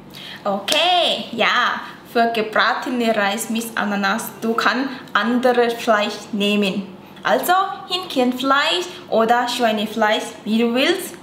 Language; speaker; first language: German; non-native, learner; Thai